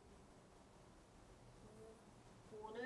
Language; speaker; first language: Korean; non-native, learner; English